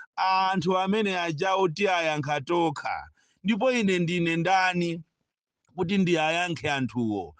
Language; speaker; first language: Nyanja; non-native, local second language; Yao